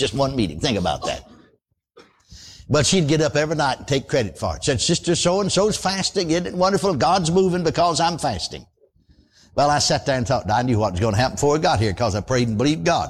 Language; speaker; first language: English; native; English